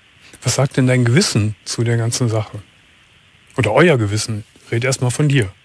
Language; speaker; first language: German; native; German